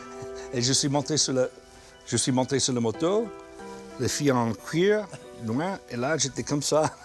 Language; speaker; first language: French; non-native, fluent; English